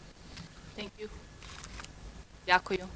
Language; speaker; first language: English; native; English